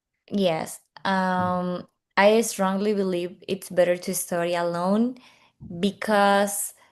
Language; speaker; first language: English; non-native, learner; Spanish